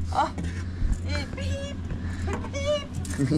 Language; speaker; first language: French; native; French